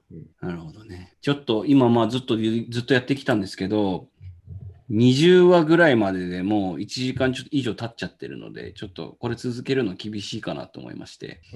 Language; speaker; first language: Japanese; native; Japanese